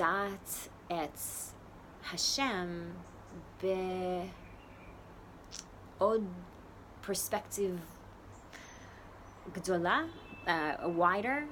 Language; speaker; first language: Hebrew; non-native, learner; English